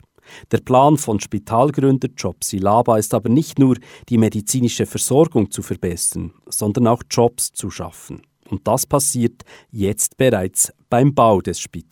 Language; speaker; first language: German; native; German